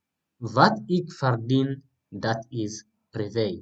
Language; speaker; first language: Dutch; non-native, fluent; Tigrinya